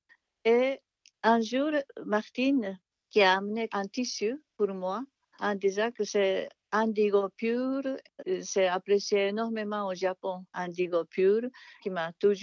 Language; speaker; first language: French; non-native, fluent; Japanese